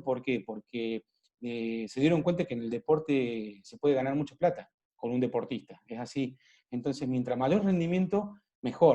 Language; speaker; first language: Spanish; native; Spanish